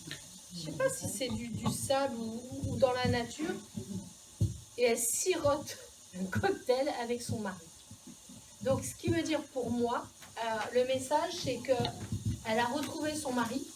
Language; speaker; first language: French; native; French